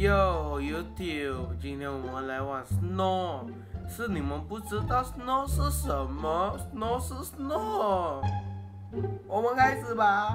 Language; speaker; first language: Chinese; early bilingual, heritage; Chinese